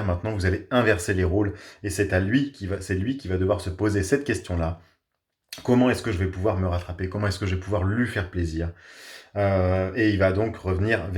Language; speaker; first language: French; native; French